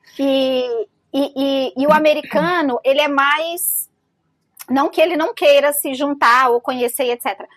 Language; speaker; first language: Portuguese; native; Portuguese